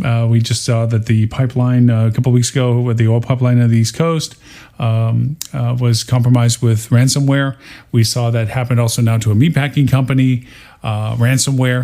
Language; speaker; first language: English; native; English